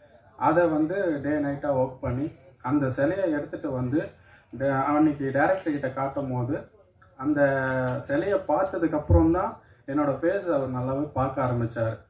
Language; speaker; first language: Tamil; native; Tamil